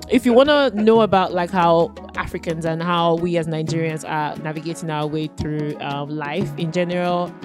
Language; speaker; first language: English; non-native, local second language; Yoruba